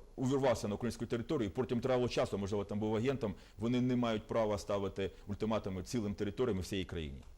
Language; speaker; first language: Ukrainian; native; Ukrainian